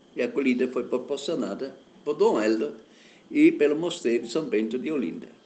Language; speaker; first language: Portuguese; non-native, fluent; German